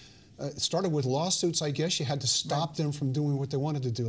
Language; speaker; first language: English; native; English